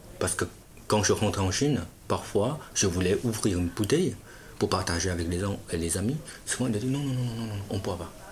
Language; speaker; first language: French; non-native, fluent; Chinese